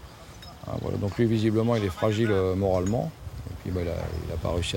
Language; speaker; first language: French; native; French